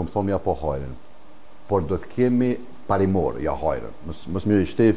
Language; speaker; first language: Albanian; native; Albanian